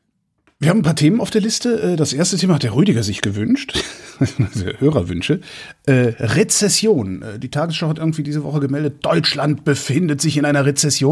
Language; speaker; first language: German; native; German